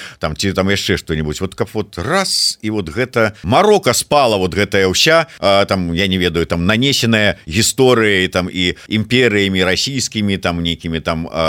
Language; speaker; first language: Belarusian; non-native, local second language; Russian